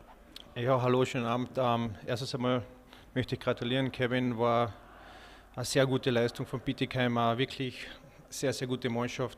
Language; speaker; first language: German; native; German